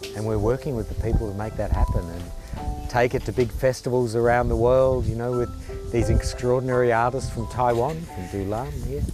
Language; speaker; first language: English; native; English